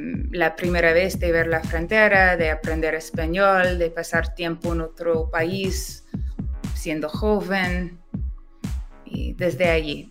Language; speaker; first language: Spanish; non-native, fluent; English